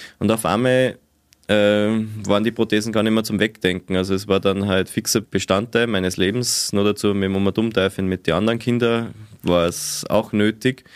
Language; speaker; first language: German; native; German